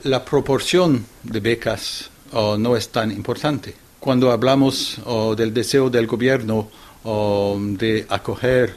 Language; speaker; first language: Spanish; non-native, fluent; French